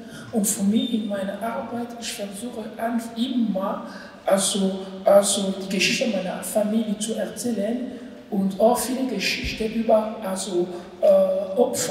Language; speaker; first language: German; non-native, learner; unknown